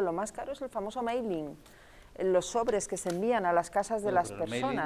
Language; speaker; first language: Spanish; native; Spanish